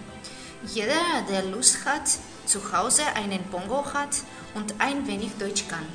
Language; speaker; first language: German; non-native, learner; Spanish